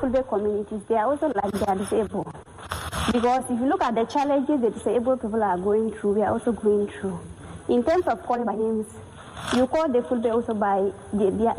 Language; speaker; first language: English; non-native, local second language; Fula